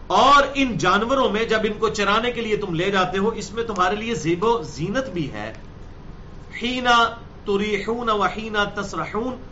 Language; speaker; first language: Urdu; native; Urdu